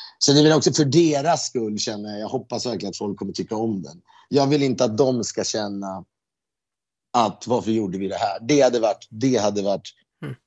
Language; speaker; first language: Swedish; native; Swedish